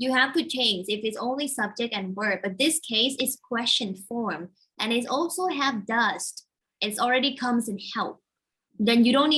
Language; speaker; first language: English; non-native, fluent; Thai